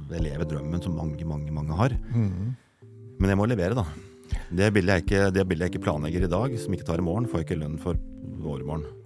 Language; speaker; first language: Norwegian; native; Norwegian